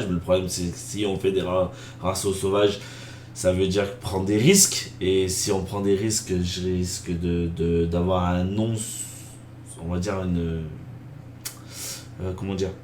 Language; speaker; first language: French; native; French